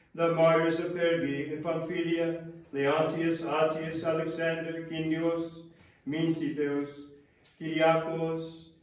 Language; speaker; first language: English; native; English